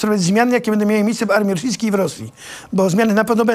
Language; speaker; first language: Polish; native; Polish